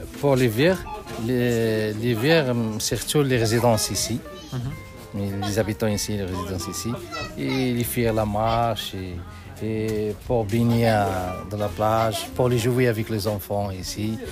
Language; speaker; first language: French; non-native, learner; Arabic